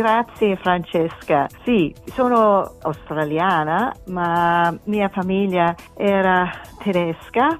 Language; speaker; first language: Italian; non-native, learner; German